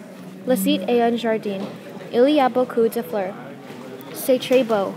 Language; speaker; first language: French; non-native, learner; English